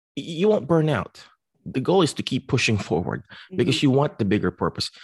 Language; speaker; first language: English; non-native, local second language; Filipino